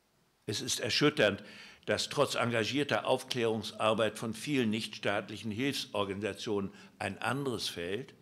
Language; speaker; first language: German; native; German